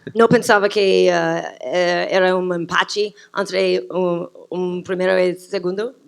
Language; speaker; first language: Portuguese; non-native, learner; English